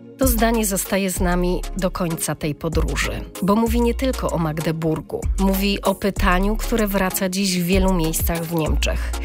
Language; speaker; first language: Polish; non-native, fluent; Georgian